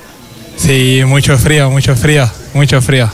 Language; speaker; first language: Spanish; non-native, learner; Portuguese